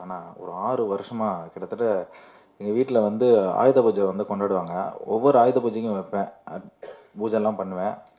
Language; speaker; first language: Tamil; native; Tamil